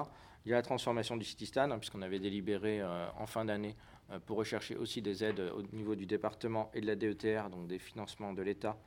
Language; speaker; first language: French; native; French